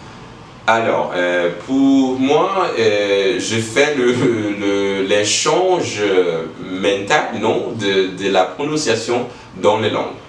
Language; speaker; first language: French; non-native, learner; English